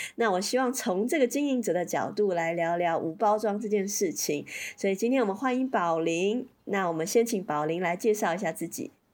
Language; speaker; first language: Chinese; native; Chinese